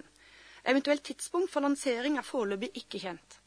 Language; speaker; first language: Norwegian; native; Norwegian